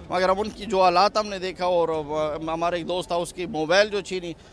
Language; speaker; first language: Hindi; non-native, fluent; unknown